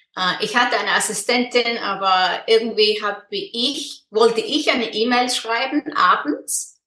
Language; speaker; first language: German; non-native, fluent; Icelandic